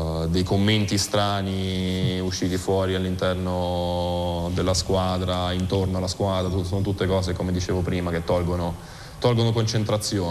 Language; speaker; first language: Italian; native; Italian